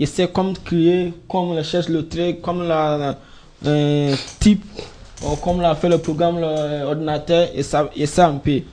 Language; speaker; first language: French; non-native, learner; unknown